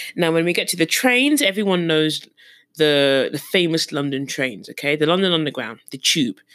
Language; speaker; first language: English; native; English